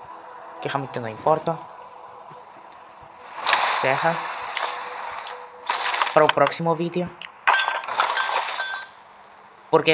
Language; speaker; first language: Portuguese; non-native, learner; Spanish